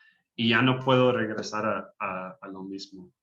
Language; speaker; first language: Spanish; early bilingual, heritage; English